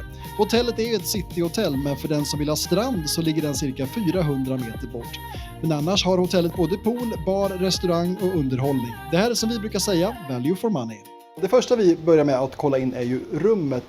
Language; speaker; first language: Swedish; native; Swedish